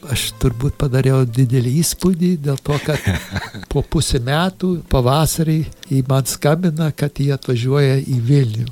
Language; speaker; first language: Lithuanian; early bilingual, heritage; English